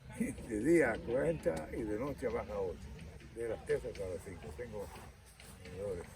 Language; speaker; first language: Spanish; non-native, fluent; Hebrew